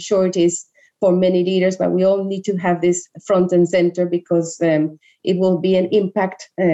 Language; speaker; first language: English; non-native, fluent; Spanish